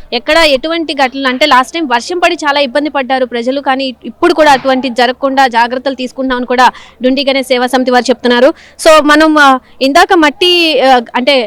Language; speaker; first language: Telugu; native; Telugu